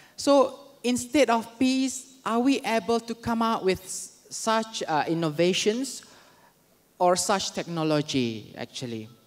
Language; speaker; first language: English; non-native, local second language; Malay